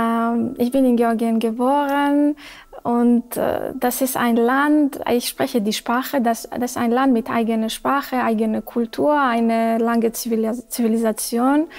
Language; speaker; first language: German; non-native, fluent; Georgian